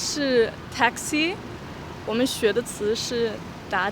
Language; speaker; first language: Chinese; non-native, learner; German